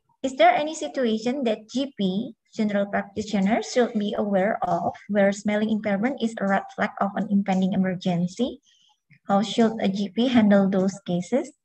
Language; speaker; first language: English; non-native, fluent; Indonesian